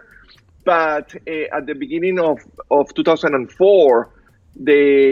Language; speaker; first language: English; non-native, fluent; Spanish